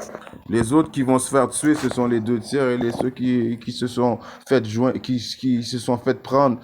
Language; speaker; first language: French; native; French